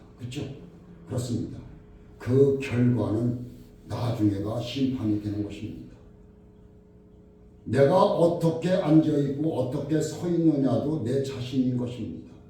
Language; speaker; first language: Korean; native; Korean